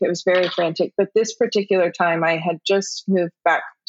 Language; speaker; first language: English; early bilingual, other home language; German